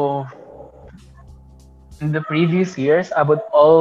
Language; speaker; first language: English; non-native, local second language; Bikol